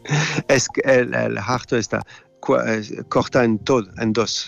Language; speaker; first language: Spanish; non-native, learner; French